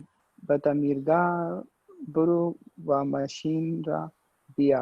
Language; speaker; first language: Persian; non-native, learner; Urdu